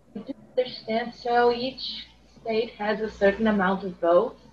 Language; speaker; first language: English; non-native, fluent; Portuguese